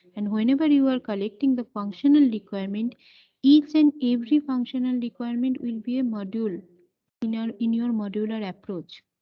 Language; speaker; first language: English; non-native, local second language; Bangla